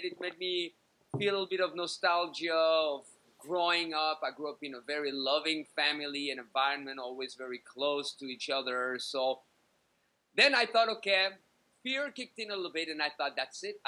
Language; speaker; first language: English; native; English